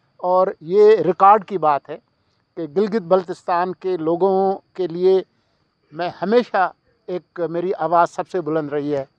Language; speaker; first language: Urdu; non-native, local second language; Sindhi